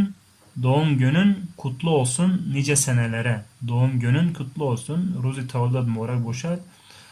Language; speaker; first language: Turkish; non-native, fluent; Tajik